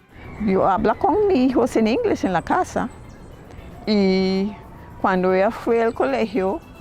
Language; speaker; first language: Spanish; non-native, learner; English